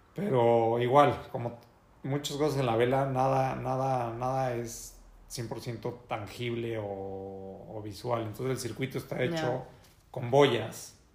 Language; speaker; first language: Spanish; native; Spanish